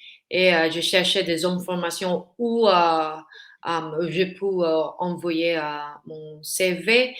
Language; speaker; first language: French; non-native, learner; Filipino